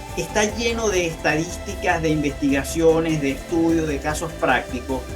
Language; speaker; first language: Spanish; native; Spanish